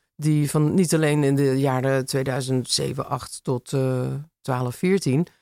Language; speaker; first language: Dutch; non-native, fluent; English